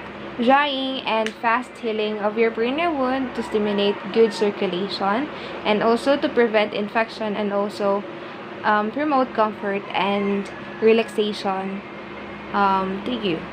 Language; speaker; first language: English; non-native, local second language; Filipino